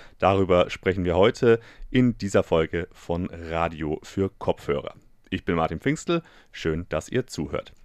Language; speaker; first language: German; native; German